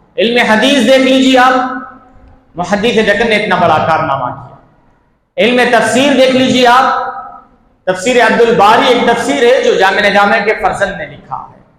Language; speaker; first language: Urdu; native; Urdu